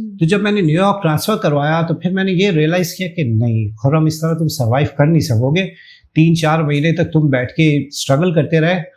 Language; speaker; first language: Urdu; native; Urdu